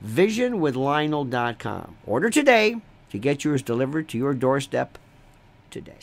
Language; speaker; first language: English; native; English